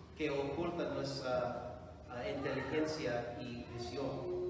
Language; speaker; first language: Spanish; non-native, fluent; English